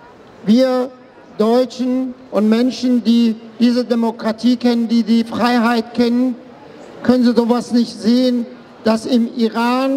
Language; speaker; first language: German; non-native, fluent; Persian